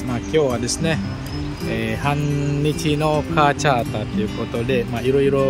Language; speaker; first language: Japanese; non-native, fluent; Balinese